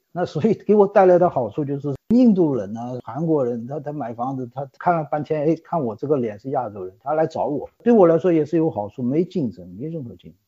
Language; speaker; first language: Chinese; native; Chinese